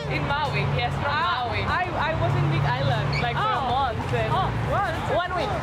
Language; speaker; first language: English; non-native, fluent; Romanian